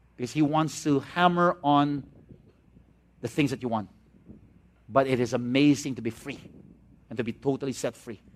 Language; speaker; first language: English; non-native, local second language; Cebuano